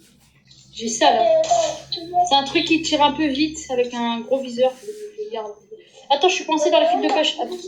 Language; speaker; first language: French; native; French